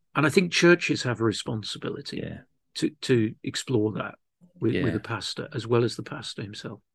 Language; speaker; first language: English; native; English